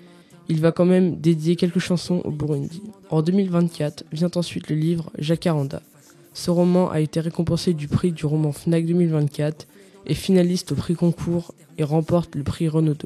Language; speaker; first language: French; native; French